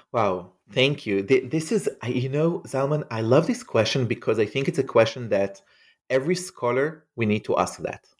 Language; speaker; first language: English; non-native, fluent; Hebrew